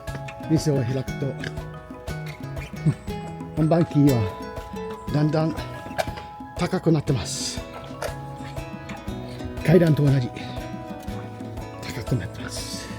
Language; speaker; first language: Japanese; non-native, fluent; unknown